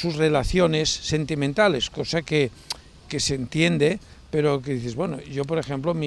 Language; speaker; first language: Spanish; native; Spanish